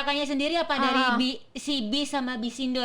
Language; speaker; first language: Indonesian; native; Indonesian